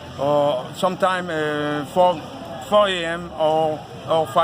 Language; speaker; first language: English; non-native, learner; Haitian Creole